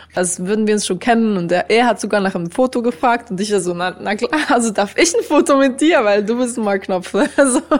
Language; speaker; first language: German; native; German